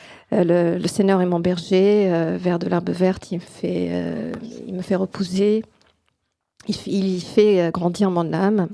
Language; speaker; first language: French; non-native, local second language; Arabic